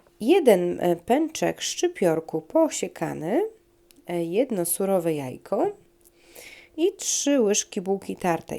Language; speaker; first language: Polish; native; Polish